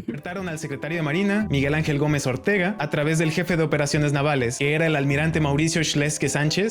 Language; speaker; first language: Spanish; native; Spanish